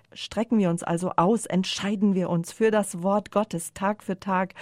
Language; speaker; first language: German; native; German